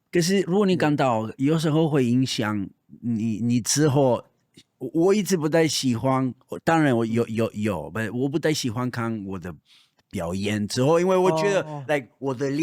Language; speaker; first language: Chinese; non-native, fluent; Spanish